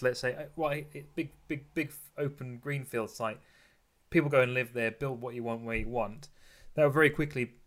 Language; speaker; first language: English; native; English